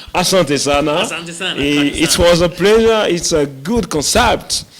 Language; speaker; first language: English; non-native, learner; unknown